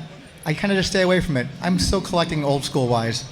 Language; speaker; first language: English; native; English